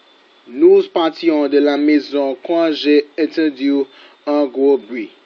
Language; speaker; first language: French; non-native, learner; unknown